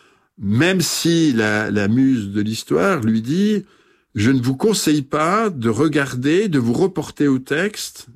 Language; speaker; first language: French; native; French